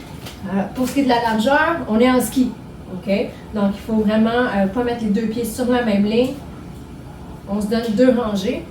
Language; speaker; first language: French; native; French